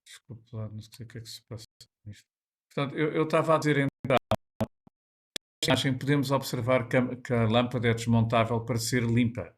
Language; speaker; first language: Portuguese; native; Portuguese